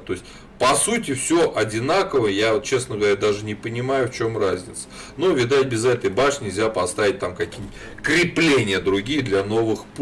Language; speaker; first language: Russian; native; Russian